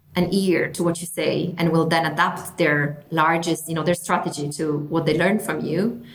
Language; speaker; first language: English; non-native, fluent; Italian